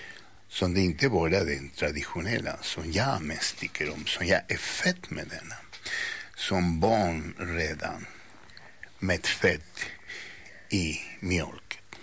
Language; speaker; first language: Swedish; non-native, learner; Spanish